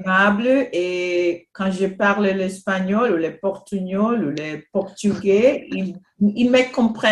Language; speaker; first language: French; non-native, fluent; Spanish